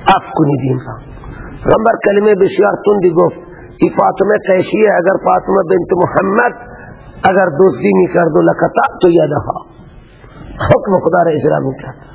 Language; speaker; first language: Persian; native; Persian